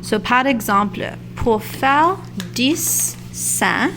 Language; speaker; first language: French; non-native, local second language; English